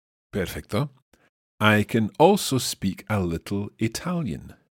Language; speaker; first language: English; native; English